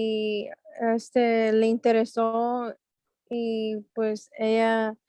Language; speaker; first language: Spanish; early bilingual, heritage; Spanish